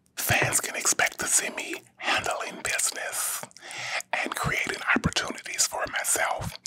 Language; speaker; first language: English; native; English